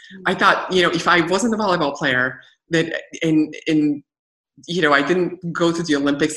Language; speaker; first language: English; non-native, fluent; Bulgarian